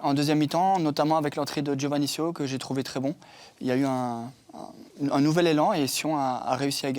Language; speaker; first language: French; native; French